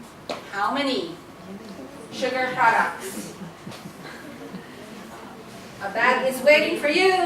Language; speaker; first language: English; non-native, fluent; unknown